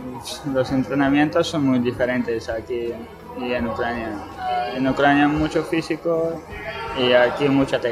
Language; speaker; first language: Spanish; non-native, fluent; Ukrainian